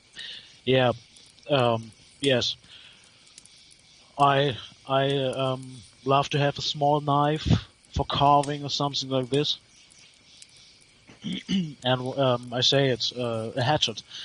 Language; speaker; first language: English; non-native, learner; German